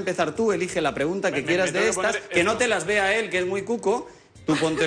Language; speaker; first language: Spanish; native; Spanish